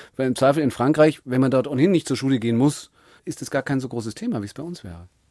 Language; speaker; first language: German; native; German